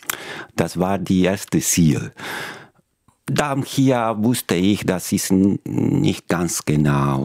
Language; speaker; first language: German; non-native, fluent; Spanish